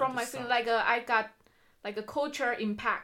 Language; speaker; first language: English; non-native, fluent; Chinese